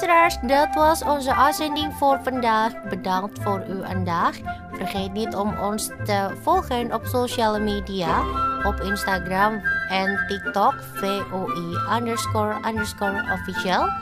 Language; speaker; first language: Dutch; non-native, fluent; Indonesian